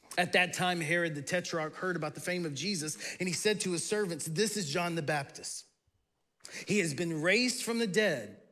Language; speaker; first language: English; native; English